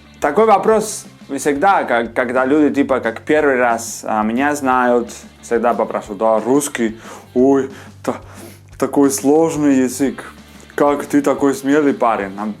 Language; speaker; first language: Russian; non-native, fluent; Spanish